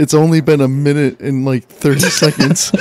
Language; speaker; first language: English; native; English